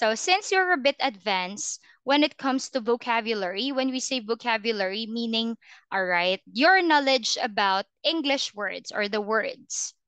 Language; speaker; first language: English; non-native, fluent; Filipino